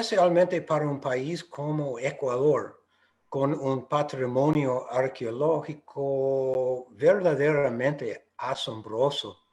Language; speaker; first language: Spanish; non-native, fluent; English